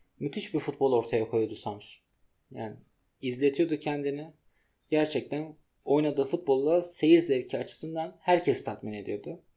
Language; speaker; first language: Turkish; native; Turkish